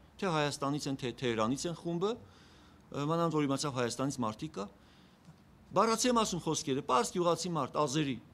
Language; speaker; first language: Armenian; native; Armenian